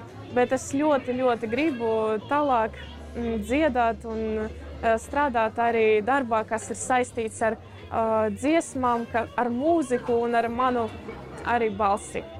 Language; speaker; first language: Latvian; early bilingual, other home language; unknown